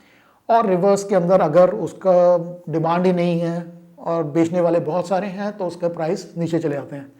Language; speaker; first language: Hindi; native; Hindi